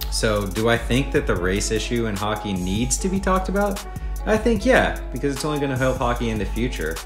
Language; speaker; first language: English; native; English